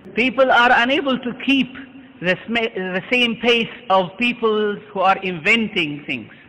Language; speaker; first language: English; non-native, fluent; Arabic